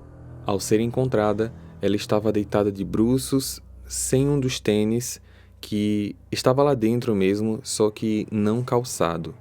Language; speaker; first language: Portuguese; native; Portuguese